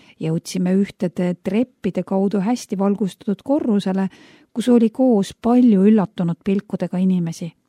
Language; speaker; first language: Estonian; native; Estonian